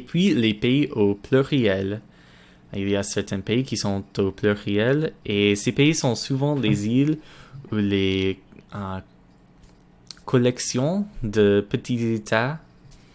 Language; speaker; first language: French; non-native, learner; English